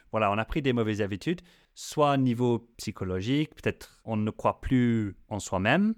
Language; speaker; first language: French; non-native, fluent; English